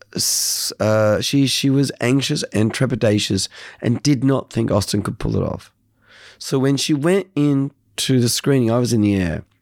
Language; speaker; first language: English; native; English